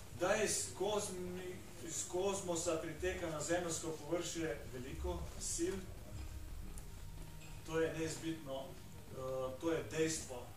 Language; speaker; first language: Slovenian; native; Slovenian